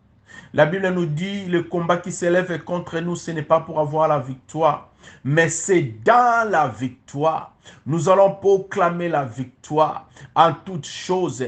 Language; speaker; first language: French; non-native, local second language; Lingala